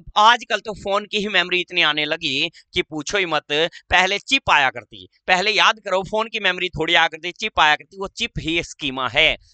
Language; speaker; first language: Hindi; native; Hindi